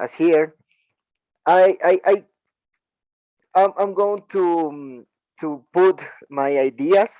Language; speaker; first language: English; non-native, learner; Spanish